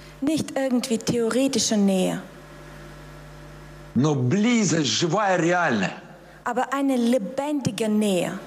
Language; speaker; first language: German; non-native, fluent; Russian